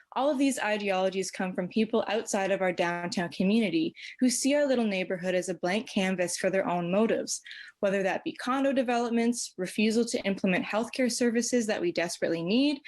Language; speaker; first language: English; native; English